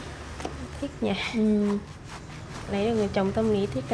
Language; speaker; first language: Vietnamese; native; Vietnamese